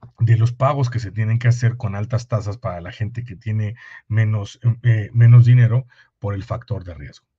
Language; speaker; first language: Spanish; native; Spanish